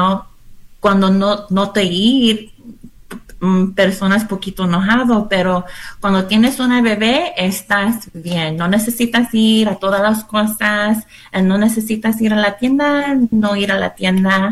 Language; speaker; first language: Spanish; non-native, learner; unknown